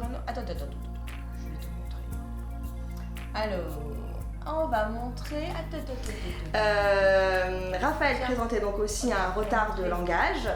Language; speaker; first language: French; native; French